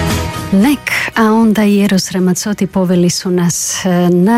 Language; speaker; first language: Croatian; native; Croatian